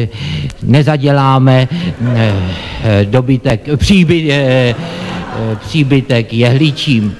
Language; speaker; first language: Czech; native; Czech